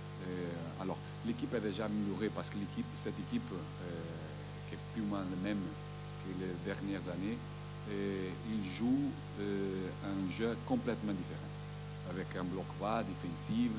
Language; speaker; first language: French; non-native, learner; Portuguese